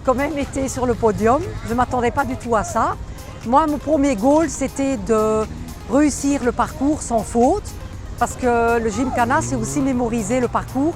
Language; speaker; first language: French; native; French